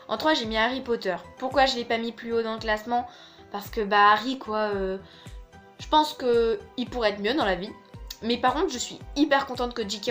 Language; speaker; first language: French; native; French